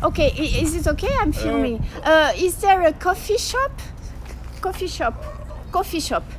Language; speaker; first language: English; non-native, fluent; French